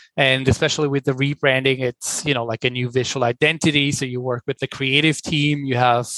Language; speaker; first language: English; non-native, fluent; Swiss German